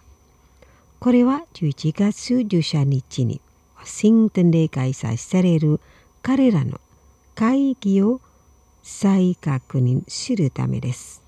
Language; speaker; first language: Japanese; non-native, fluent; Indonesian